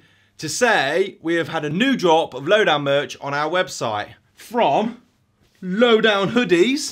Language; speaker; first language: English; native; English